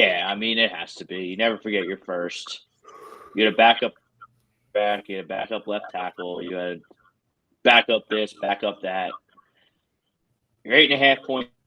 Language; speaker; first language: English; native; English